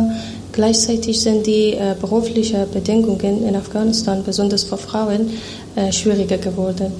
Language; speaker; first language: German; non-native, fluent; Persian